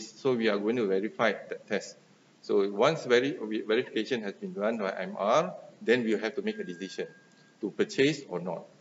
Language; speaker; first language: English; non-native, local second language; Malay